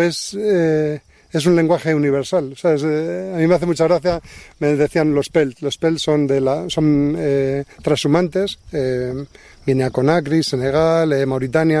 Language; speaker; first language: Spanish; native; Spanish